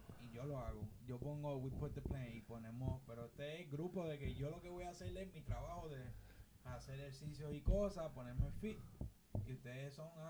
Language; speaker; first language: Spanish; early bilingual, heritage; Spanish